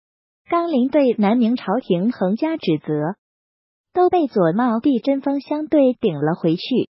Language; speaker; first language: Chinese; native; Chinese